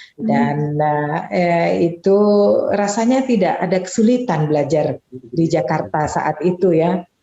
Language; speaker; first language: Indonesian; native; Indonesian